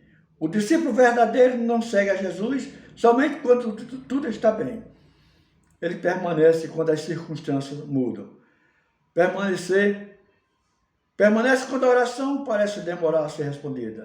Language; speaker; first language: Portuguese; native; Portuguese